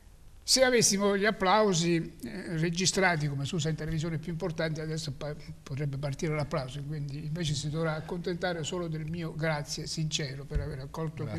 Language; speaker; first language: Italian; native; Italian